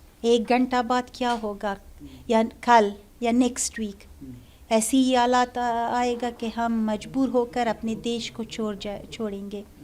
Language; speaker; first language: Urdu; non-native, learner; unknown